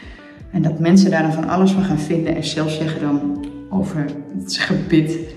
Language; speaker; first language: Dutch; native; Dutch